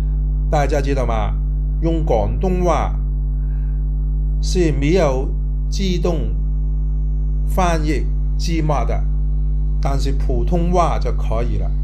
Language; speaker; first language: Chinese; non-native, local second language; Cantonese